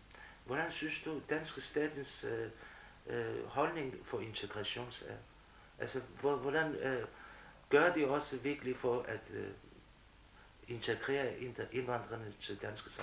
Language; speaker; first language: Danish; non-native, fluent; Kurdish